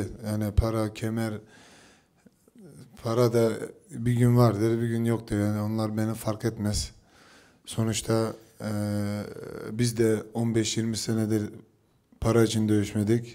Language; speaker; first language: Turkish; early bilingual, heritage; Turkish